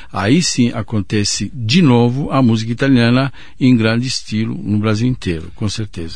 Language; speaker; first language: Portuguese; non-native, fluent; Italian